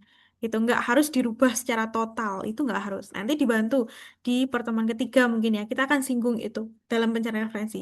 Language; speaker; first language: Indonesian; native; Indonesian